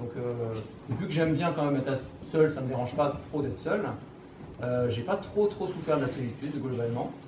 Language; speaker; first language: French; native; French